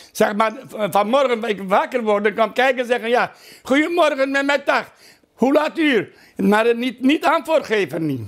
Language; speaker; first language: Dutch; non-native, learner; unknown